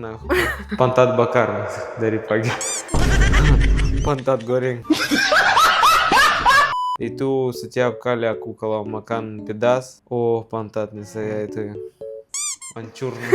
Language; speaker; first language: Indonesian; non-native, learner; Russian